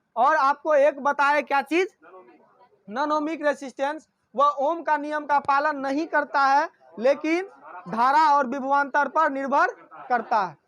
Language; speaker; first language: Hindi; native; Hindi